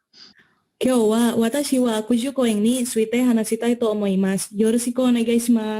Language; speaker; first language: Japanese; non-native, learner; Indonesian